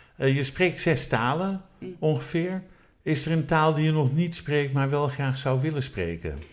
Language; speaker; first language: Dutch; native; Dutch